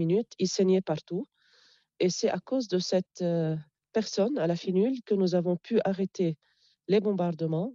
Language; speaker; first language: French; non-native, local second language; Arabic